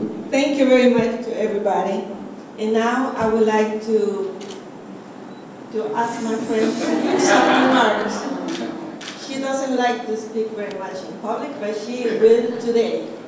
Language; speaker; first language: English; non-native, fluent; Spanish